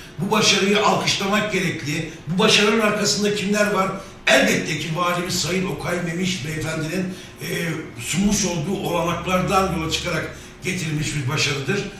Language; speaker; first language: Turkish; native; Turkish